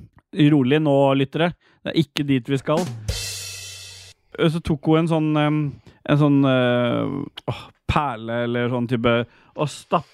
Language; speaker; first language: Norwegian; native; Norwegian